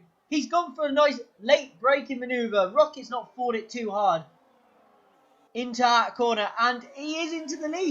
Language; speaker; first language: English; native; English